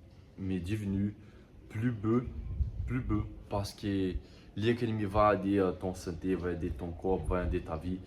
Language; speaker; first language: French; non-native, learner; Portuguese